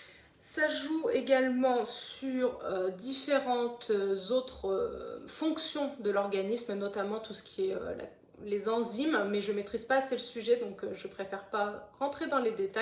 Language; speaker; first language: French; native; French